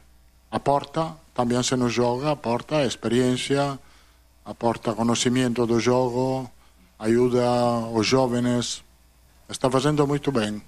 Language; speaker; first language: Portuguese; non-native, fluent; Italian